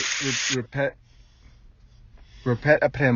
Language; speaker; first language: French; non-native, fluent; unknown